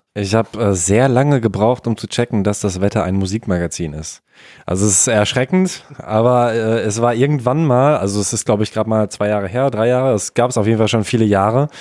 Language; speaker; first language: German; native; German